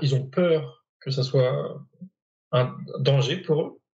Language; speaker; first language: French; native; French